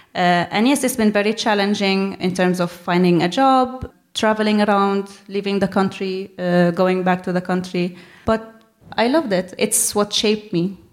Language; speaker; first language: English; non-native, fluent; Arabic